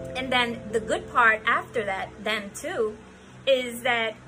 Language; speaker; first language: English; early bilingual, other home language; Spanish